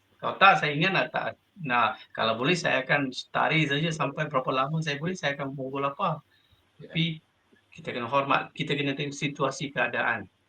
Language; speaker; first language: Malay; non-native, local second language; Tamil